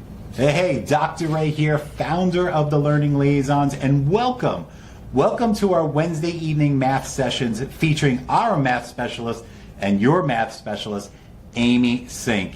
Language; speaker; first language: English; native; English